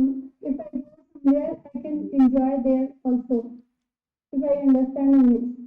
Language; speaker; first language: English; non-native, learner; Hindi